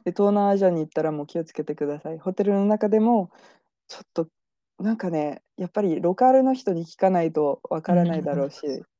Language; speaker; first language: Japanese; non-native, fluent; French